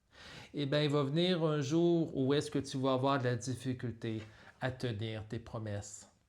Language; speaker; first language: French; native; French